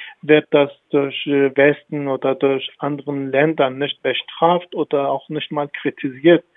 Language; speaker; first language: German; non-native, fluent; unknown